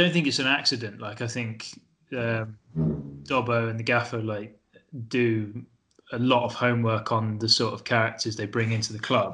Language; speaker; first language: English; native; English